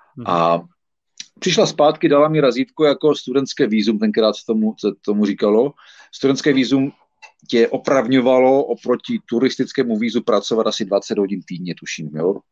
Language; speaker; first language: Czech; native; Czech